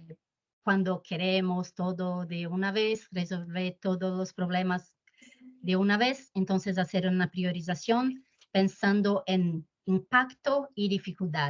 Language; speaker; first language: Spanish; non-native, fluent; Portuguese